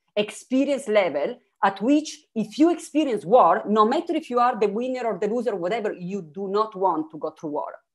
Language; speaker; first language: English; non-native, fluent; Italian